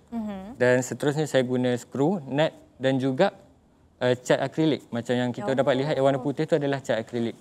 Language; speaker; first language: Malay; native; Malay